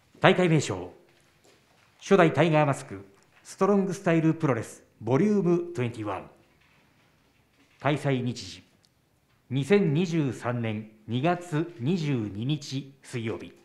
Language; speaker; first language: Japanese; native; Japanese